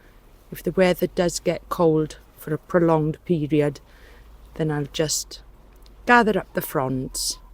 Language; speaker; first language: English; native; English